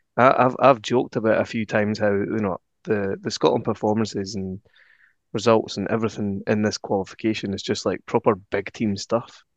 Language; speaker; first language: English; native; English